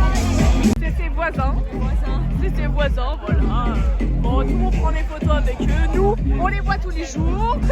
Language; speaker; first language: French; native; French